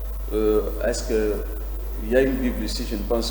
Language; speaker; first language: French; non-native, local second language; Lingala